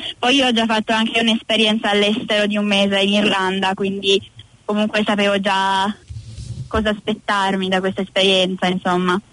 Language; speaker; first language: Italian; native; Italian